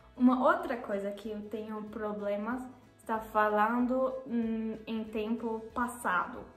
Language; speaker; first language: Portuguese; non-native, learner; German